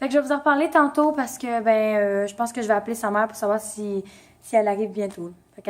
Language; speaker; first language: French; native; French